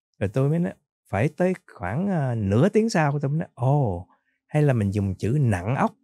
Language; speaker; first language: Vietnamese; native; Vietnamese